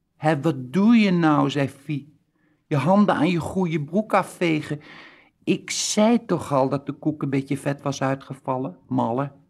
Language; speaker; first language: Dutch; native; Dutch